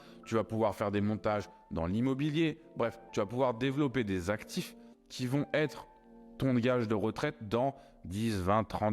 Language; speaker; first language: French; native; French